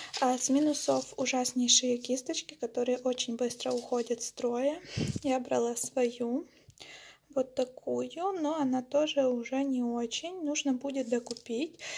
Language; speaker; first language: Russian; non-native, local second language; Ukrainian